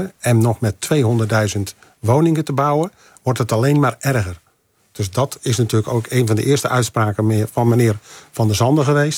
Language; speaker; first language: Dutch; native; Dutch